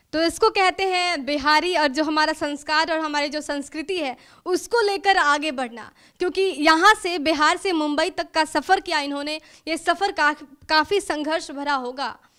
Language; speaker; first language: Hindi; native; Hindi